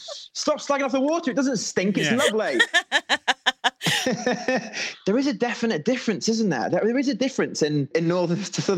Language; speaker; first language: English; native; English